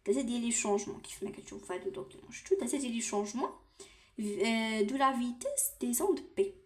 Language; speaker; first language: French; non-native, local second language; Arabic